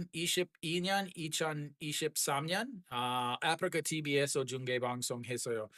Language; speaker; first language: Korean; non-native, learner; English